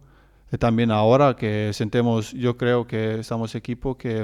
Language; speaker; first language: Spanish; non-native, learner; Croatian